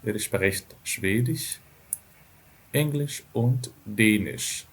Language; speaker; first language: German; non-native, fluent; Arabic